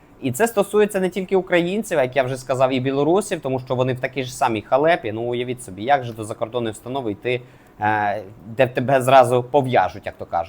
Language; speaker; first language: Ukrainian; native; Ukrainian